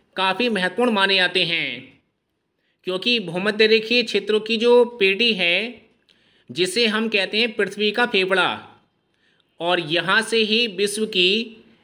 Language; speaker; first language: Hindi; native; Hindi